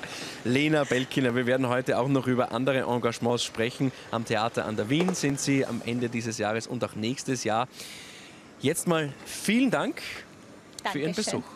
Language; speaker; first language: German; native; German